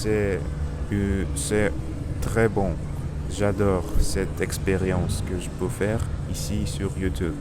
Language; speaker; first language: French; non-native, learner; Russian